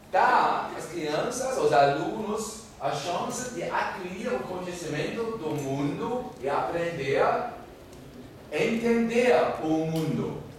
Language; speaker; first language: Portuguese; non-native, fluent; German